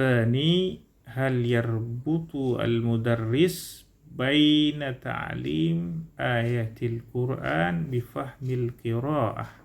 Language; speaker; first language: Arabic; non-native, learner; Indonesian